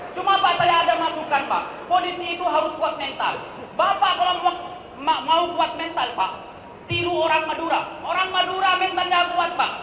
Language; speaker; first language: Indonesian; non-native, local second language; Madurese